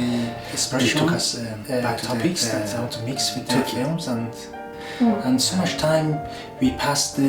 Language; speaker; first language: English; non-native, learner; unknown